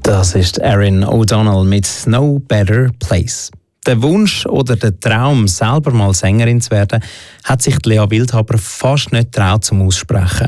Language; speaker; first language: German; native; German